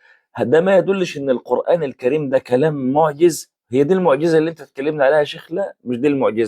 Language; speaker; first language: Arabic; native; Arabic